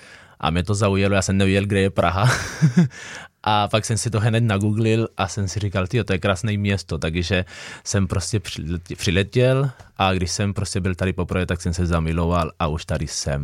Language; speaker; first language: Czech; non-native, fluent; Spanish